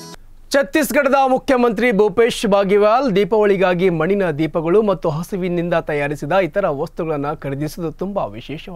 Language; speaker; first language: Kannada; native; Kannada